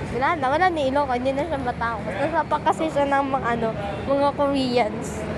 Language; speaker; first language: Filipino; native; Filipino